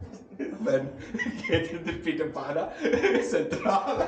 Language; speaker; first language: German; non-native, learner; Urdu